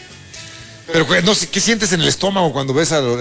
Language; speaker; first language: Spanish; native; Spanish